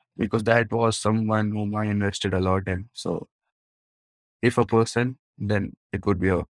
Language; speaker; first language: English; non-native, local second language; Hindi